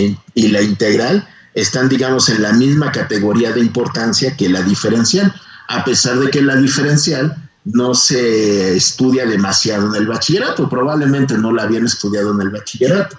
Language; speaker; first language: Spanish; native; Spanish